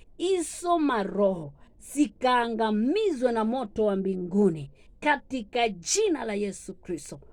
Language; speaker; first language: Swahili; non-native, local second language; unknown